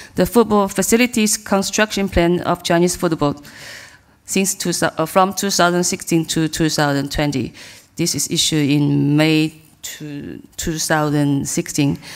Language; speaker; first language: English; non-native, learner; Chinese